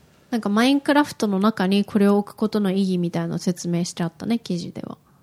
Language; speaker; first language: Japanese; native; Japanese